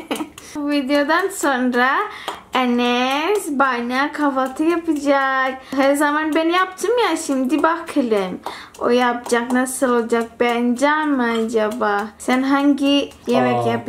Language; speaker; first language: Turkish; non-native, learner; Indonesian